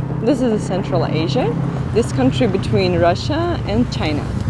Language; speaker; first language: English; non-native, learner; Russian